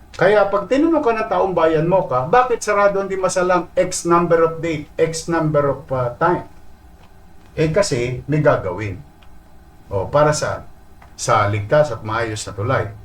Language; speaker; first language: Filipino; native; Filipino